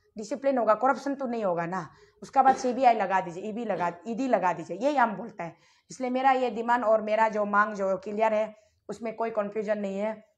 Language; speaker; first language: Hindi; non-native, local second language; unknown